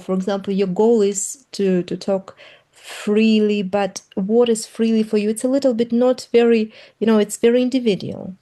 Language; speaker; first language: English; non-native, fluent; Russian